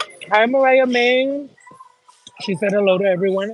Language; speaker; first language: English; early bilingual, other home language; Spanish